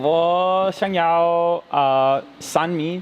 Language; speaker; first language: Chinese; non-native, learner; English